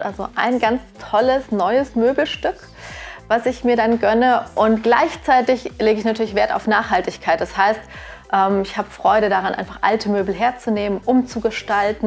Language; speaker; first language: German; native; German